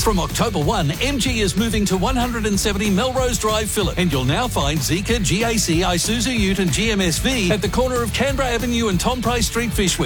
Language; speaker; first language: English; native; English